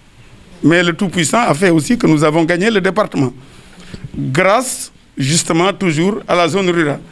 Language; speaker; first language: French; non-native, local second language; Wolof